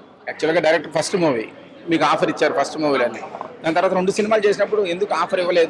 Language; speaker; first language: Telugu; native; Telugu